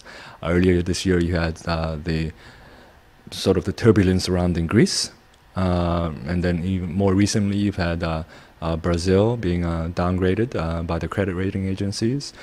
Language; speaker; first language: English; non-native, fluent; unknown